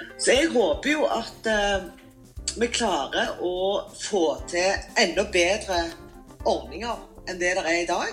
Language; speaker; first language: Norwegian; native; Norwegian